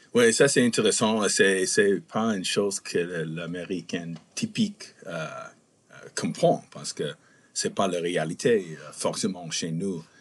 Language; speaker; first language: French; non-native, fluent; English